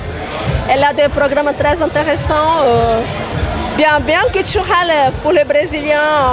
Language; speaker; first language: French; non-native, fluent; Portuguese